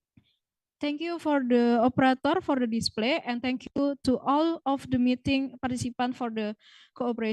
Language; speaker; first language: English; non-native, fluent; Indonesian